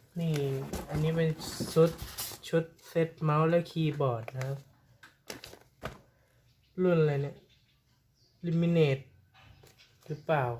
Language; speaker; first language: Thai; native; Thai